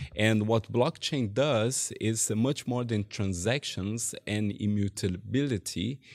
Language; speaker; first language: English; non-native, fluent; Portuguese